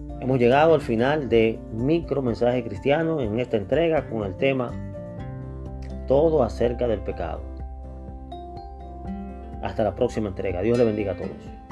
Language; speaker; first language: Spanish; native; Spanish